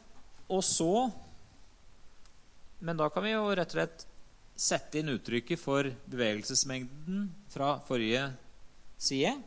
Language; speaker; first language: Norwegian; native; Norwegian